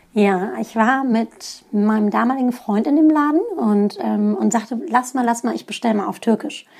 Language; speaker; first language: German; native; German